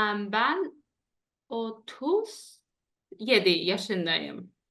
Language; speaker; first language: Turkish; non-native, learner; German